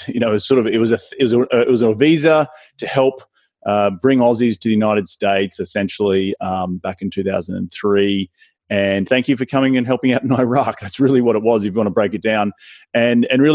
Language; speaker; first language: English; native; English